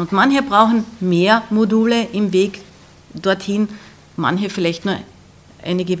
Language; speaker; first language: German; native; German